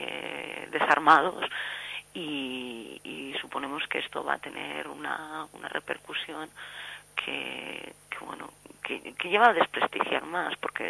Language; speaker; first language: Spanish; native; Spanish